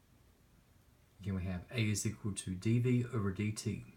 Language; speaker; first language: English; native; English